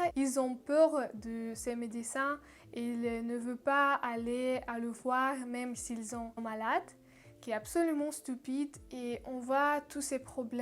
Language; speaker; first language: French; non-native, learner; Russian